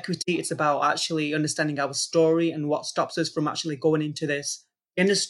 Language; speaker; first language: English; native; English